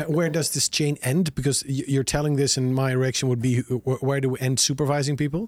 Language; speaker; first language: English; non-native, fluent; Dutch